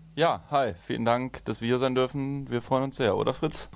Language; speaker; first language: German; native; German